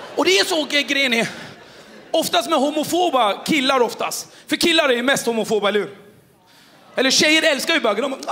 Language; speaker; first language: Swedish; early bilingual, other home language; Kurdish